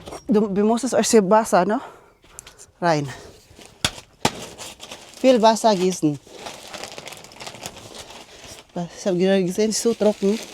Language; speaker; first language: German; non-native, learner; Filipino